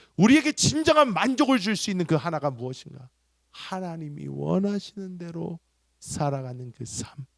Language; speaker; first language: Korean; early bilingual, heritage; Korean